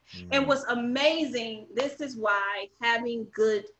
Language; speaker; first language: English; native; English